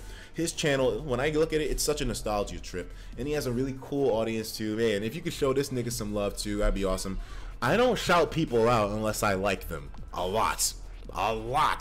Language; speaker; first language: English; native; English